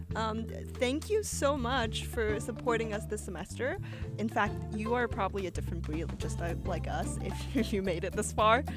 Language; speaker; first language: English; non-native, fluent; Chinese